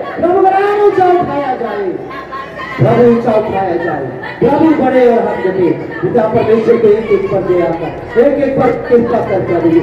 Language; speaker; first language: Hindi; non-native, local second language; Punjabi